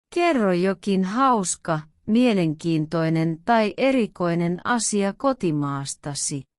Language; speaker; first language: Finnish; non-native, learner; Vietnamese